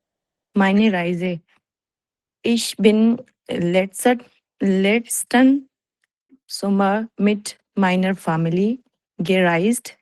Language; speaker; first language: German; non-native, learner; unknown